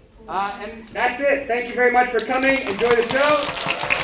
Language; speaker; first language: English; native; English